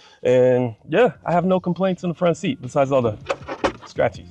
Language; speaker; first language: English; native; English